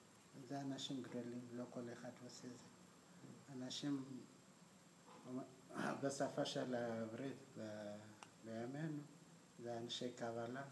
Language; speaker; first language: Hebrew; non-native, fluent; Amharic